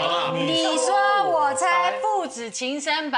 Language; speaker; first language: Chinese; non-native, fluent; Thai